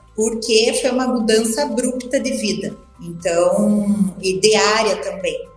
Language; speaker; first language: Portuguese; native; Portuguese